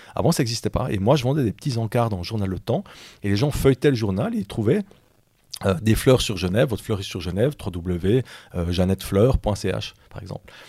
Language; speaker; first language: French; native; French